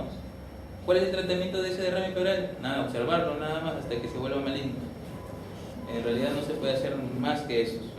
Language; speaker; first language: Spanish; native; Spanish